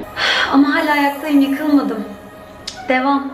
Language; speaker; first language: Turkish; native; Turkish